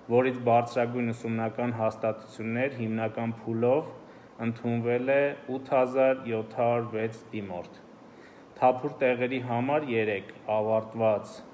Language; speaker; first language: Armenian; native; Armenian